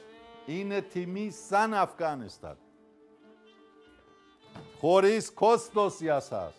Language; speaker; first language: Greek; non-native, learner; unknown